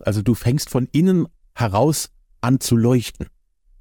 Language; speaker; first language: German; native; German